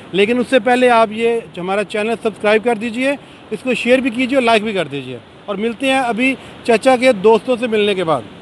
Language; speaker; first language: Urdu; non-native, local second language; Punjabi